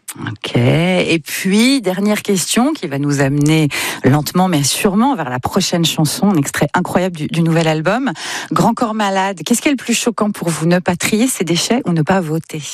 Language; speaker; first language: French; native; French